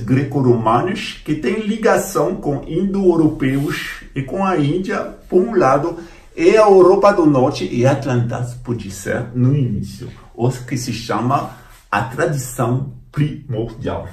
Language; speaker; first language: Portuguese; non-native, fluent; French